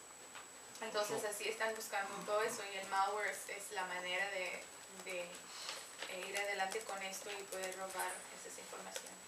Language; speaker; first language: Spanish; non-native, fluent; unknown